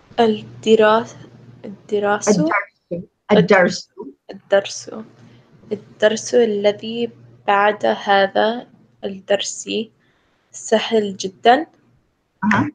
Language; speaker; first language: Arabic; non-native, learner; English